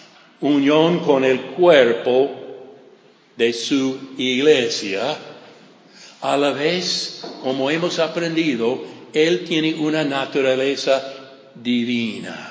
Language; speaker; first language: Spanish; non-native, fluent; English